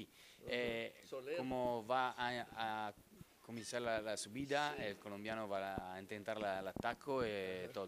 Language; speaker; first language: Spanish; non-native, learner; Italian